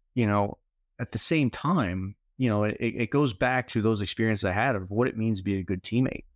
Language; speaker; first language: English; native; English